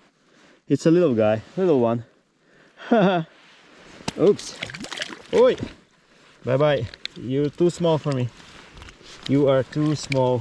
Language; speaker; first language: English; non-native, learner; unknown